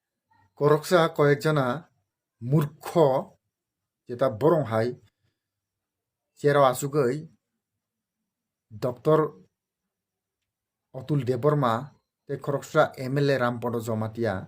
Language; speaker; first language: Bangla; non-native, local second language; Kok Borok